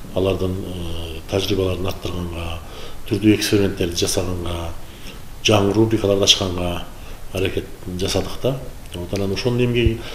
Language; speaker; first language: Kyrgyz; native; Kyrgyz